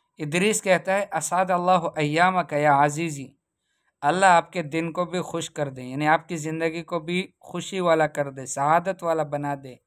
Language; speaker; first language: Urdu; native; Urdu